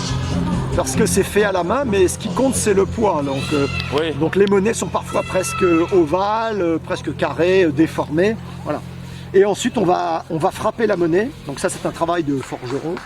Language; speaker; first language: French; native; French